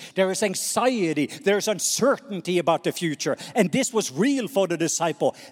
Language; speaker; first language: English; non-native, fluent; Norwegian